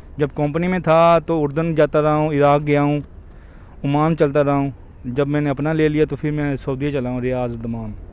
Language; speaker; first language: Urdu; non-native, local second language; Punjabi